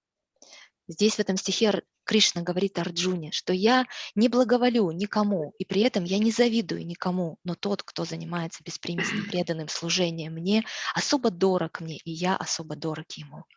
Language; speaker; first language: Russian; native; Russian